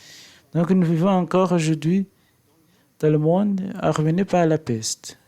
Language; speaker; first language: French; non-native, learner; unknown